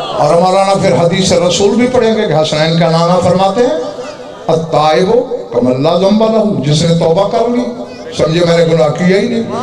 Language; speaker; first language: Urdu; non-native, local second language; Saraiki